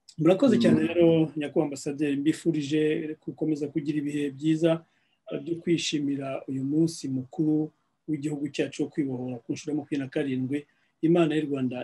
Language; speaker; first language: Kinyarwanda; native; Kinyarwanda